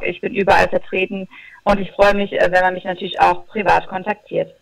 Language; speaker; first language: German; native; German